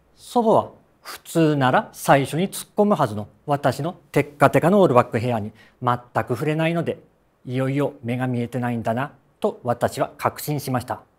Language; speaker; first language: Japanese; native; Japanese